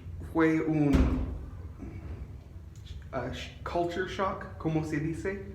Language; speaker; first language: Spanish; non-native, learner; English